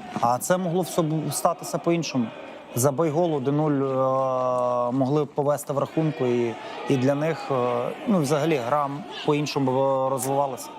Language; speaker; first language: Ukrainian; native; Ukrainian